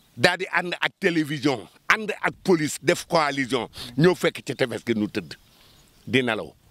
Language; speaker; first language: Wolof; native; Wolof